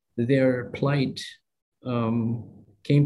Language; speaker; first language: English; non-native, local second language; Filipino